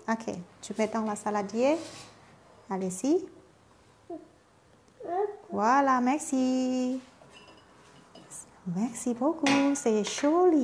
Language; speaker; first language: French; non-native, learner; Thai